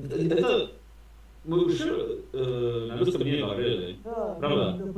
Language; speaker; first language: Russian; non-native, learner; Basque